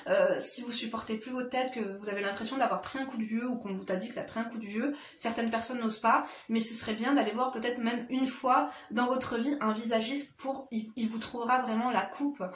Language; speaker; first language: French; native; French